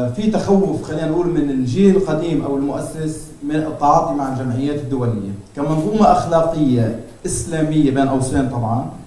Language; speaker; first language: Arabic; native; Arabic